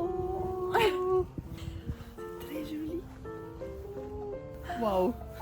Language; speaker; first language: French; non-native, fluent; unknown